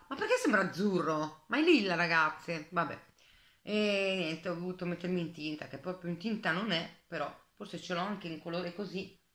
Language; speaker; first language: Italian; native; Italian